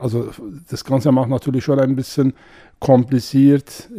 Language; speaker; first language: German; non-native, fluent; Kurdish